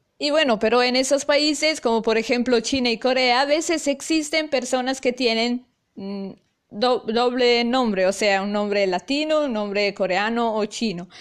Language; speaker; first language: Spanish; non-native, fluent; Italian